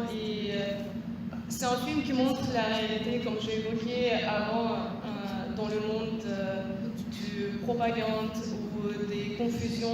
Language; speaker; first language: French; non-native, fluent; Russian